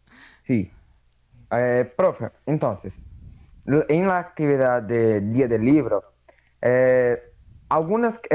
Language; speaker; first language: Spanish; non-native, learner; Portuguese